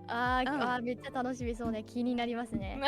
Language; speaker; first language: Japanese; non-native, fluent; English